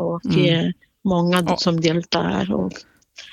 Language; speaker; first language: Swedish; non-native, fluent; Central Kurdish